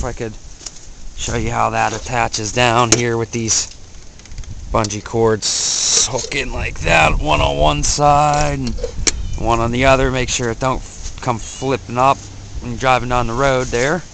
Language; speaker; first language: English; native; English